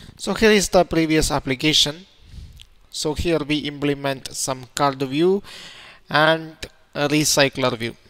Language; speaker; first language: English; non-native, local second language; Malayalam